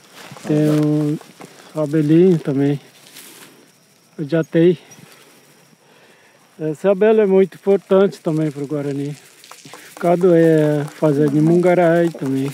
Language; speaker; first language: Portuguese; non-native, local second language; Guarani